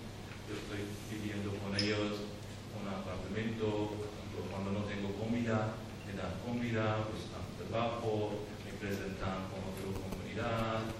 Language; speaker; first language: Spanish; non-native, learner; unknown